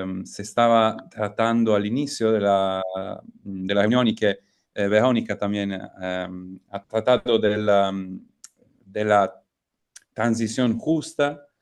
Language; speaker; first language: Spanish; non-native, fluent; Italian